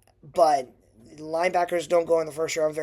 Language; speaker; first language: English; native; English